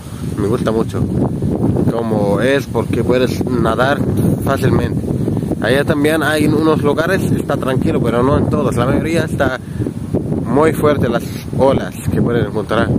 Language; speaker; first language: Spanish; non-native, fluent; Arabic